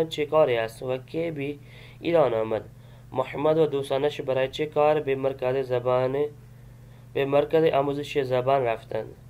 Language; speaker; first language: Persian; non-native, fluent; Urdu